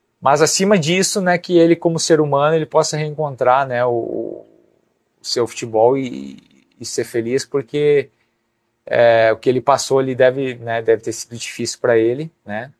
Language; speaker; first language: Portuguese; native; Portuguese